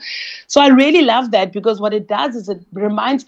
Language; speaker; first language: English; non-native, local second language; Xhosa